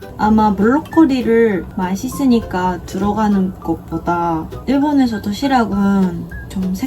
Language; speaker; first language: Korean; non-native, fluent; Japanese